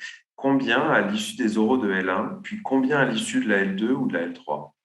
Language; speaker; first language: French; native; French